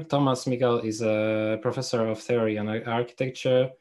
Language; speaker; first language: English; non-native, fluent; Polish